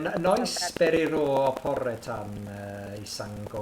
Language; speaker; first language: Basque; non-native, learner; English